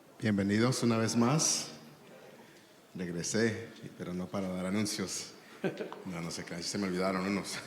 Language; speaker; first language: Spanish; early bilingual, heritage; Spanish